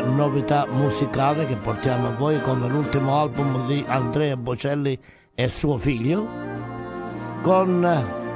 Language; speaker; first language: Italian; native; Italian